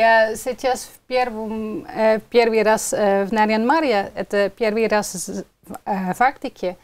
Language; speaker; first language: Russian; non-native, fluent; Dutch